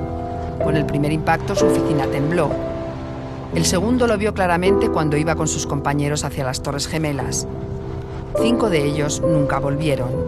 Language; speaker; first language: Spanish; native; Spanish